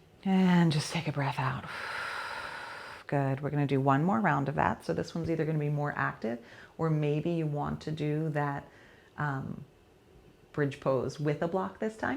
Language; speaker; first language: English; native; English